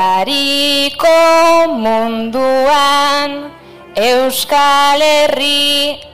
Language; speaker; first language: Basque; non-native, local second language; Spanish